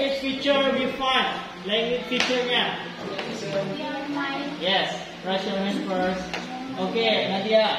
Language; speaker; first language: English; non-native, learner; Indonesian